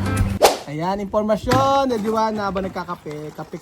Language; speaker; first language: Filipino; native; Filipino